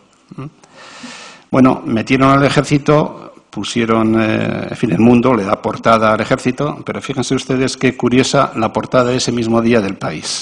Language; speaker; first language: Spanish; native; Spanish